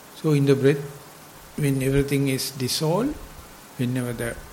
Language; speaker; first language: English; non-native, local second language; Sinhala